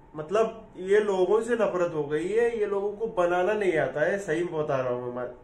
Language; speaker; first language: Hindi; non-native, local second language; Urdu